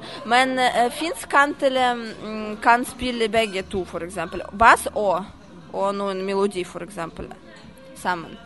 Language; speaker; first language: Norwegian; non-native, learner; Russian